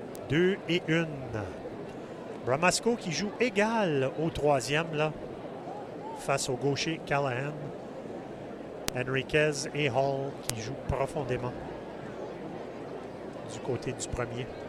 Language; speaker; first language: French; native; French